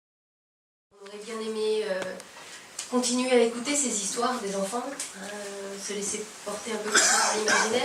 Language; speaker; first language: French; native; French